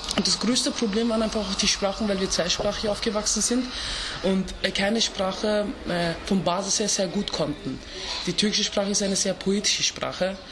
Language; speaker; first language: German; early bilingual, other home language; Turkish